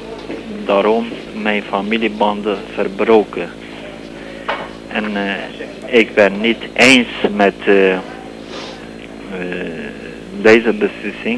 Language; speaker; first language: Dutch; non-native, learner; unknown